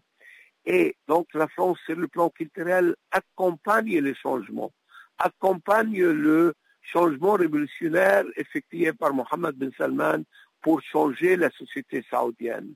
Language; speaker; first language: French; non-native, local second language; Arabic